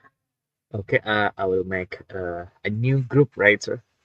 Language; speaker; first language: English; non-native, learner; Indonesian